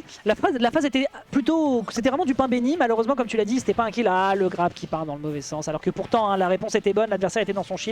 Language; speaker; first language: French; native; French